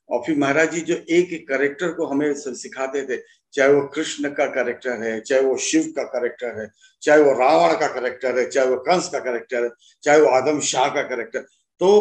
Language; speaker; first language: Hindi; native; Hindi